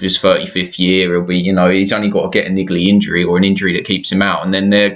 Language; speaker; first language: English; native; English